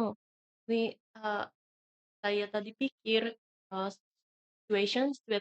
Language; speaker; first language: Indonesian; non-native, learner; Japanese